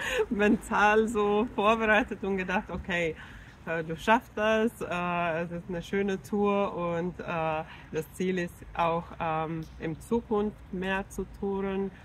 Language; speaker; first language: German; non-native, fluent; Finnish